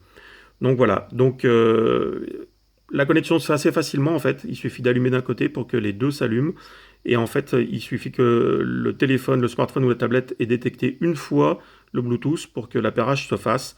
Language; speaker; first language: French; native; French